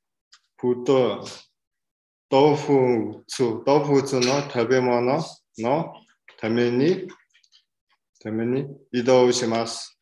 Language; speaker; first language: Japanese; non-native, learner; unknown